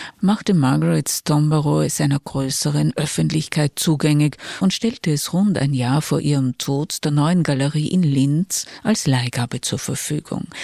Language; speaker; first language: German; native; German